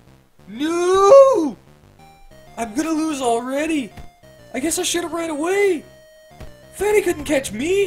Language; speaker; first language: English; native; English